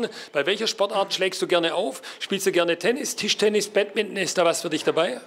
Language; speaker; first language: German; native; German